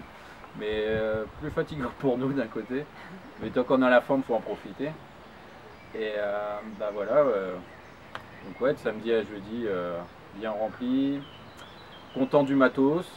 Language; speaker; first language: French; native; French